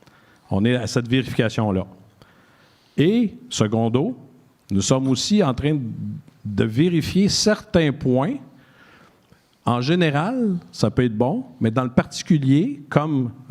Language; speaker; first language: French; native; French